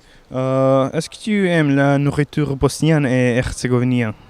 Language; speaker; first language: French; non-native, learner; Bosnian